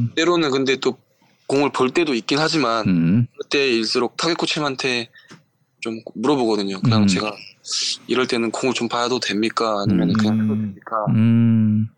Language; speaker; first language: Korean; native; Korean